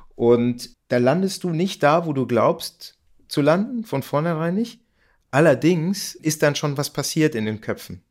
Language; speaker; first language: German; native; German